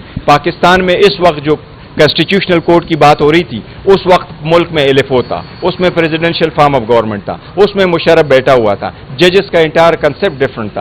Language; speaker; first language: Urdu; non-native, local second language; Pashto